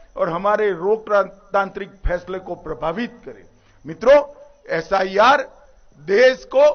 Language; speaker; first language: Hindi; non-native, local second language; Gujarati